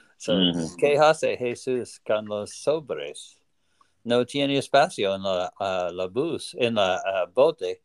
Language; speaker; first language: Spanish; non-native, learner; English